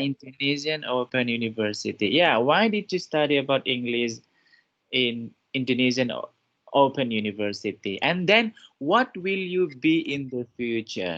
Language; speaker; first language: English; non-native, fluent; Indonesian